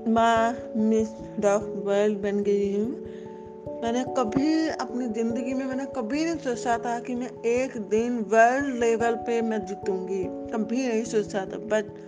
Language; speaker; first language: Hindi; native; Hindi